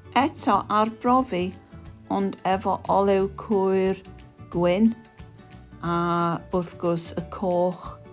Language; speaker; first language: Welsh; non-native, local second language; English